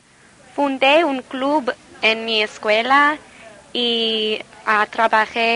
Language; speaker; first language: Spanish; non-native, learner; English